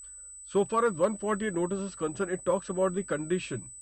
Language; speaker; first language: English; non-native, local second language; Hindi